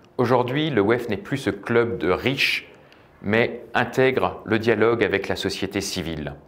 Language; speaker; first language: French; native; French